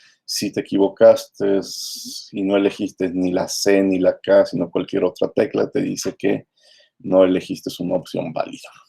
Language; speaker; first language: Spanish; native; Spanish